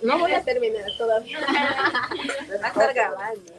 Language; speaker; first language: Spanish; non-native, local second language; Quechua